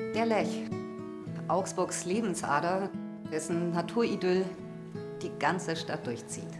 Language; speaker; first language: German; early bilingual, other home language; Croatian